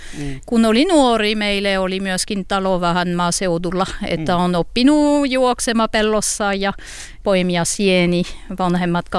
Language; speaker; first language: Finnish; non-native, learner; French